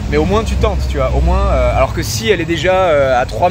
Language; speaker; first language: French; native; French